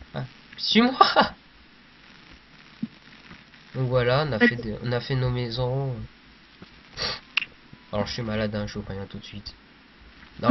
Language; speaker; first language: French; native; French